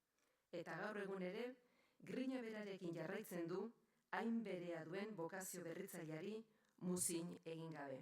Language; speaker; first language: Basque; native; Basque